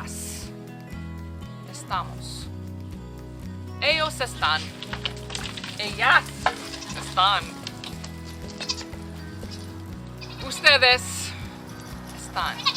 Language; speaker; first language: Spanish; non-native, fluent; English